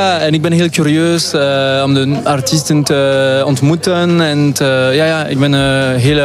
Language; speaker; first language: Dutch; non-native, local second language; French